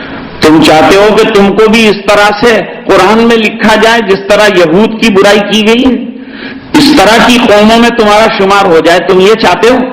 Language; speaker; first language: Urdu; native; Urdu